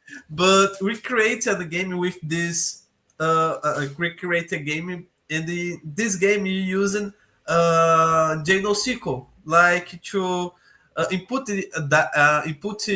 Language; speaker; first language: English; non-native, learner; Portuguese